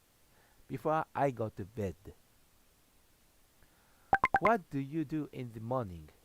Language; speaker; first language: English; non-native, learner; Japanese